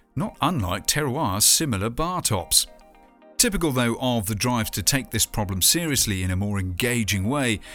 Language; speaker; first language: English; native; English